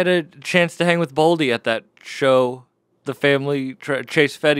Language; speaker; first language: English; native; English